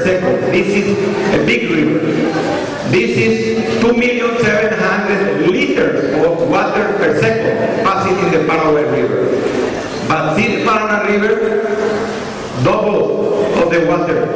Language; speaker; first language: English; non-native, fluent; Spanish